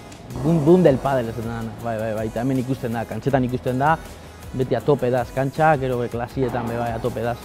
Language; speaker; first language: Basque; native; Basque